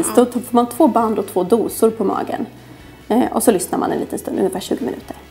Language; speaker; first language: Swedish; native; Swedish